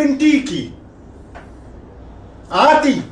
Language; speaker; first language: Arabic; native; Arabic